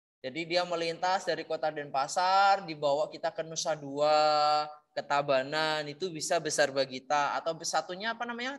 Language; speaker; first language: Indonesian; native; Indonesian